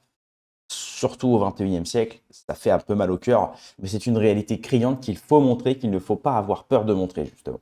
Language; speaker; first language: French; native; French